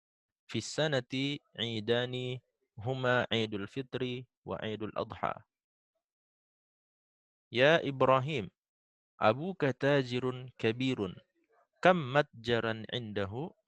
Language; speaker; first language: Arabic; non-native, fluent; Indonesian